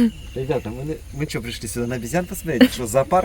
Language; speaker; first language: Russian; native; Russian